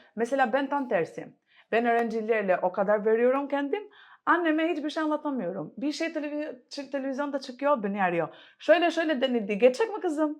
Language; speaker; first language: Turkish; non-native, fluent; Albanian